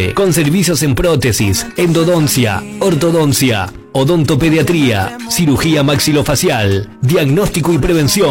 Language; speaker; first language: Spanish; native; Spanish